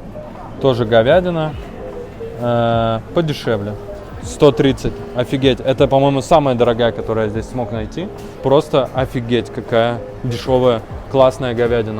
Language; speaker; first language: Russian; native; Russian